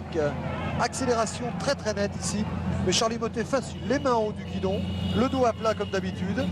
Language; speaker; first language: French; native; French